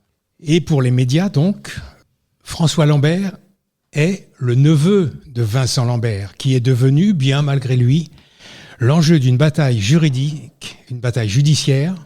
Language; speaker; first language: French; native; French